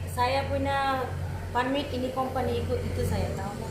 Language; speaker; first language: Malay; non-native, learner; Bangla